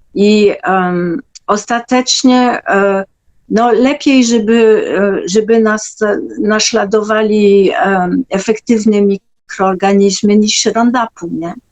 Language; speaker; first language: Polish; non-native, fluent; French